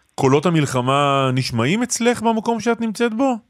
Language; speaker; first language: Hebrew; native; Hebrew